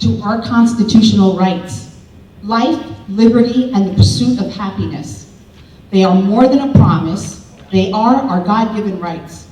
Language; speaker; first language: English; early bilingual, other home language; Spanish